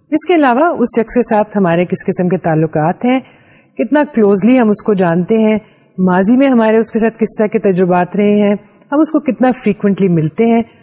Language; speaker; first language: Urdu; native; Urdu